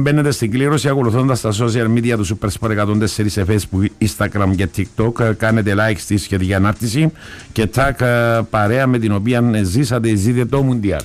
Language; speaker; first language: Greek; native; Greek